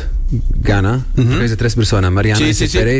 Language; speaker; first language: Spanish; non-native, learner; Arabic